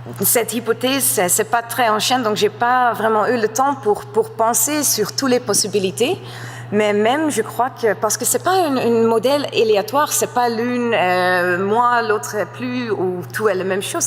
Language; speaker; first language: French; non-native, fluent; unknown